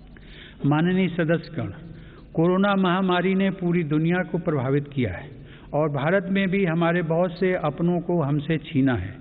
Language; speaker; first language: Hindi; native; Hindi